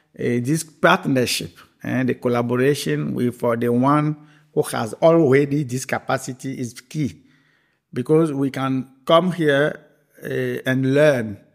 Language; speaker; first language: English; non-native, fluent; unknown